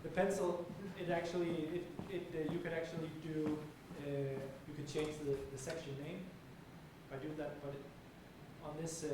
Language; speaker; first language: English; non-native, fluent; Danish